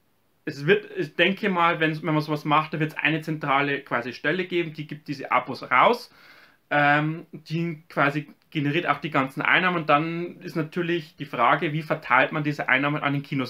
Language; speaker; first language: German; native; German